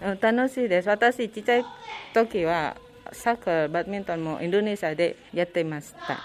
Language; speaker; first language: Japanese; non-native, learner; Indonesian